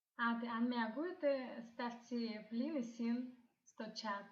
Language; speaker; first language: Greek; non-native, fluent; Ukrainian